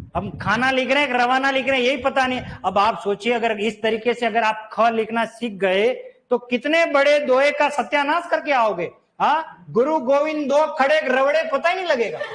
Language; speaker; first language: Hindi; native; Hindi